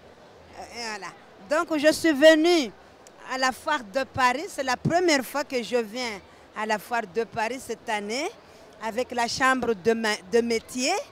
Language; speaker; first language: French; non-native, local second language; Comorian